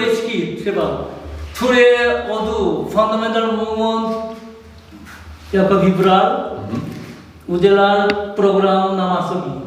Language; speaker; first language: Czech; non-native, learner; Korean